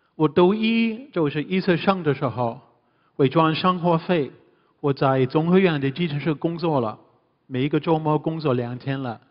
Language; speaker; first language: Chinese; non-native, fluent; English